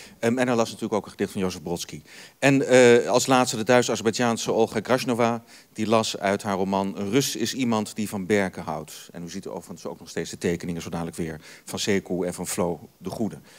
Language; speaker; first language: Dutch; native; Dutch